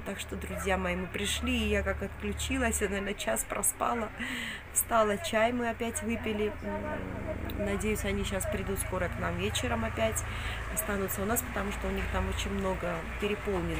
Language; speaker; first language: Russian; native; Russian